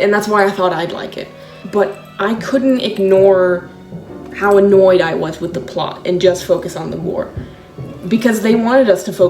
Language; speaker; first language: English; native; English